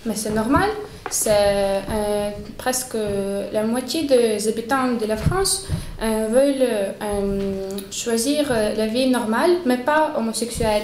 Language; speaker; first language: French; non-native, learner; Spanish